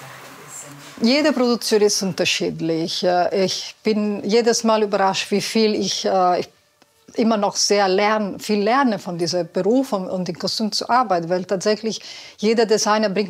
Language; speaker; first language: German; non-native, fluent; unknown